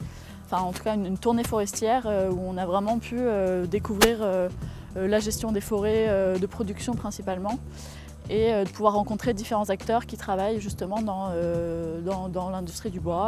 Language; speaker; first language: French; native; French